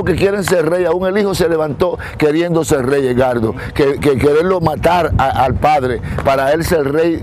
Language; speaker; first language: Spanish; native; Spanish